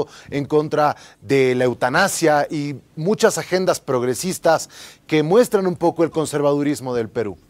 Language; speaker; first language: Spanish; native; Spanish